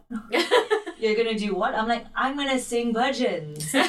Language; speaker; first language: English; native; English